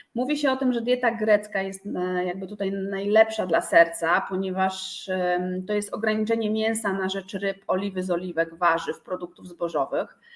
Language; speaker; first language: Polish; native; Polish